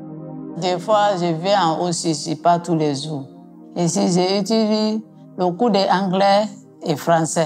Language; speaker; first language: French; non-native, local second language; Mandingo